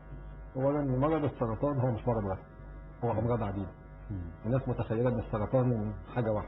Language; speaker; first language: Arabic; native; Arabic